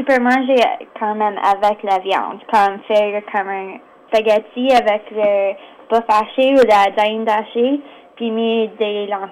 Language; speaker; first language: French; non-native, local second language; English